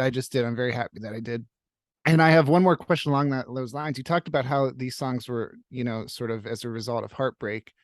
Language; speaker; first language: English; native; English